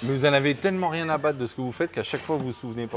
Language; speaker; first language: French; native; French